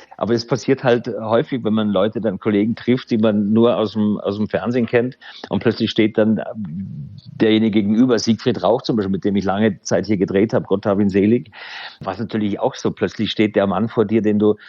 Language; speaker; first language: German; native; German